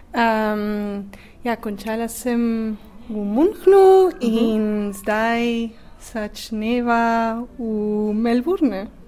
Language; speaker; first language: Slovenian; non-native, learner; Spanish